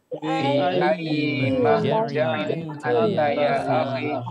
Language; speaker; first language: Arabic; non-native, learner; Indonesian